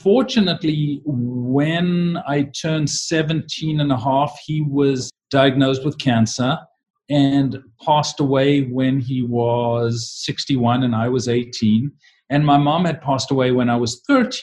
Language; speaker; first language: English; native; English